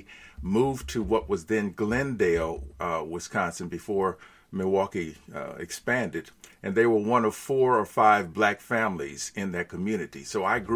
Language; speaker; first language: English; native; English